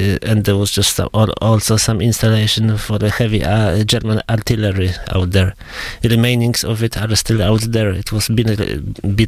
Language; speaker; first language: English; non-native, fluent; Polish